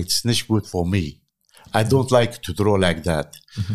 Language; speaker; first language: English; non-native, learner; Arabic